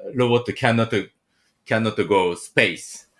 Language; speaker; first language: English; non-native, learner; Japanese